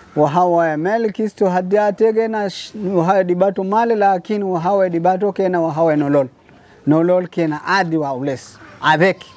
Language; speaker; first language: Somali; non-native, learner; Swahili